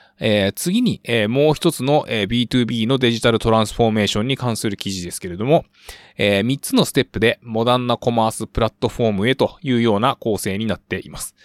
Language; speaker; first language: Japanese; native; Japanese